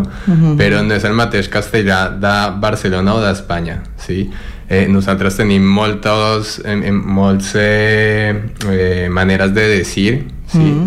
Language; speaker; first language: Catalan; non-native, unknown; Spanish